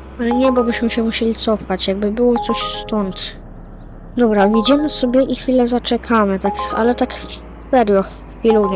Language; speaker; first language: Polish; native; Polish